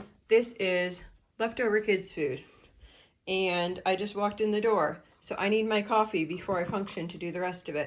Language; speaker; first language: English; native; English